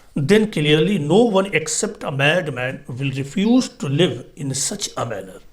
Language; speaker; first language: English; non-native, local second language; Urdu